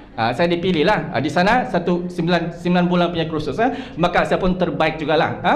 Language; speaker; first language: Malay; non-native, local second language; Chinese